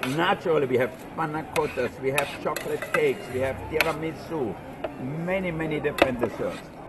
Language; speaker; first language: English; non-native, fluent; German